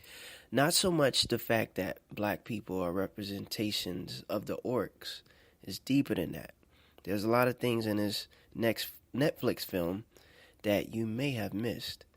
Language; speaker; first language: English; native; English